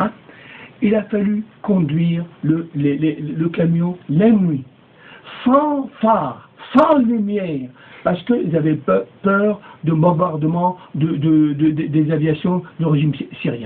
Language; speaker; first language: French; non-native, fluent; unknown